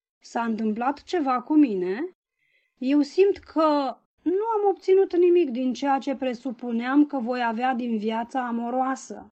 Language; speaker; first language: Romanian; native; Romanian